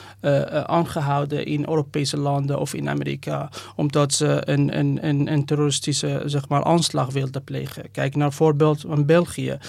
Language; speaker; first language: Dutch; non-native, fluent; Persian